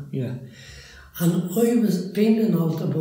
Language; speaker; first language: English; native; English